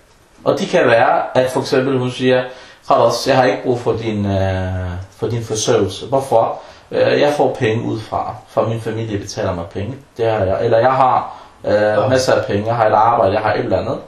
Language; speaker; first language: Danish; non-native, fluent; Arabic